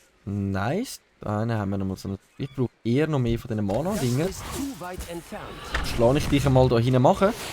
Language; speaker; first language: German; native; German